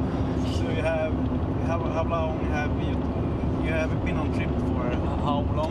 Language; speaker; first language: English; non-native, fluent; Swedish